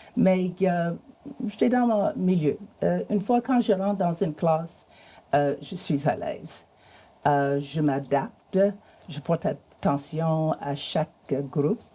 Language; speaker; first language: French; non-native, fluent; English